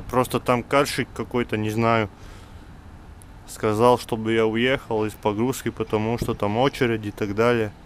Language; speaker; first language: Russian; non-native, fluent; Latvian